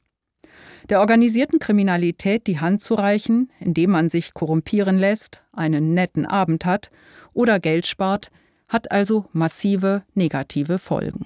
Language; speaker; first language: German; native; German